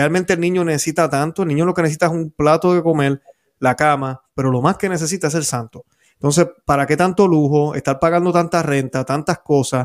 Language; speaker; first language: Spanish; native; Spanish